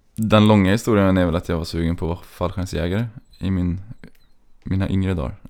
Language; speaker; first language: Swedish; native; Swedish